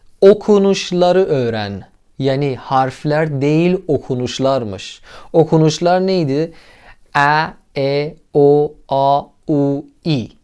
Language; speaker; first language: Turkish; non-native, fluent; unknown